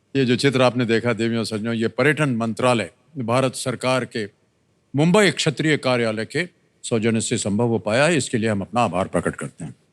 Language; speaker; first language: Hindi; native; Hindi